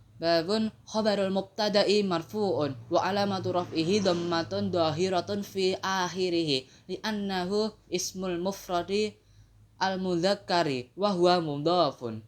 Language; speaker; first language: Arabic; non-native, learner; Indonesian